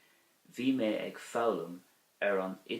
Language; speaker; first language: Irish; non-native, learner; English